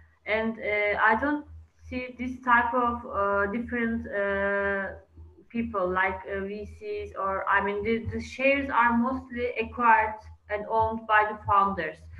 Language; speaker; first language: English; non-native, fluent; Turkish